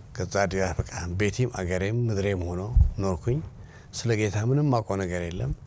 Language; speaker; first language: Amharic; non-native, local second language; Tigrinya